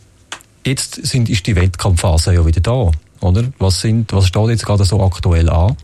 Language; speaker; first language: German; native; German